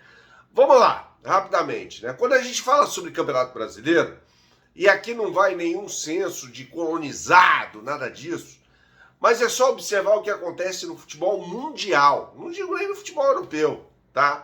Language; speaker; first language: Portuguese; native; Portuguese